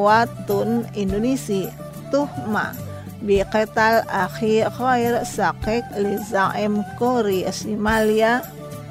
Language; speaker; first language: Arabic; non-native, learner; Indonesian